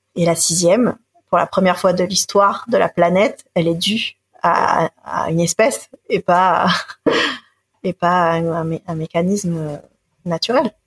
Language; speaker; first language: French; native; French